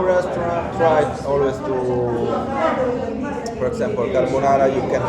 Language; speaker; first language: English; non-native, learner; Italian